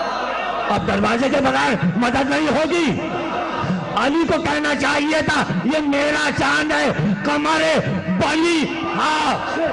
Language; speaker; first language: Urdu; native; Urdu